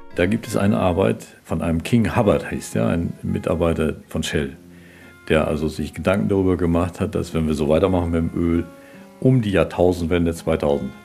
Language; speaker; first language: German; native; German